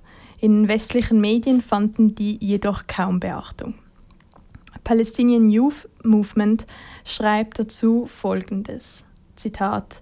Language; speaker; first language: German; native; German